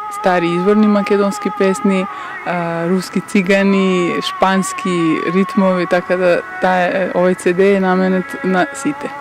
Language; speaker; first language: Macedonian; early bilingual, heritage; Serbian